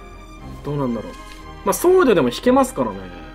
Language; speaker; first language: Japanese; native; Japanese